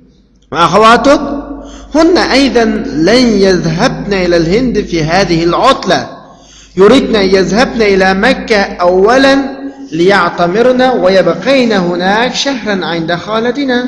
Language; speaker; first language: Arabic; non-native, fluent; Uyghur